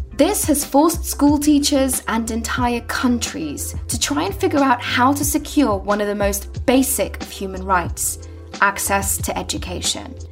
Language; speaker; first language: English; native; English